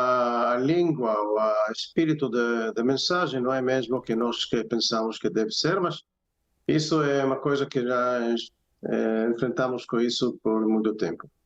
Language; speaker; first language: Portuguese; non-native, fluent; Hebrew